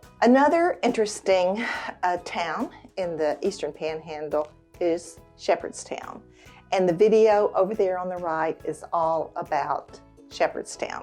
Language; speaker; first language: English; native; English